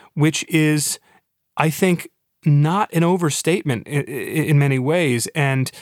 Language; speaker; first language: English; native; English